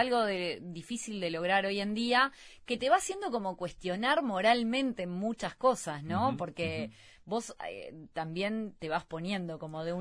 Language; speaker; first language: Spanish; native; Spanish